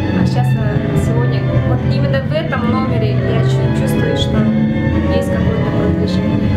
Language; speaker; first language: Russian; non-native, local second language; Yakut